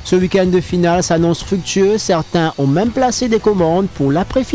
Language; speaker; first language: French; non-native, local second language; Morisyen